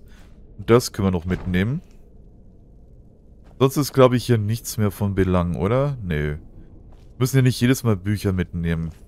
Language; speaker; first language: German; native; German